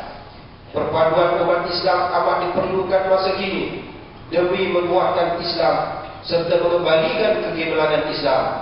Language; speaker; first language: Malay; native; Malay